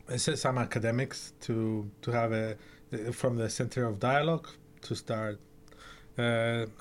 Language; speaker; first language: English; early bilingual, other home language; Greek